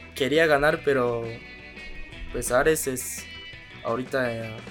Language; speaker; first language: Spanish; non-native, learner; Japanese